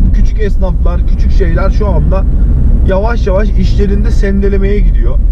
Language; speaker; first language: Turkish; native; Turkish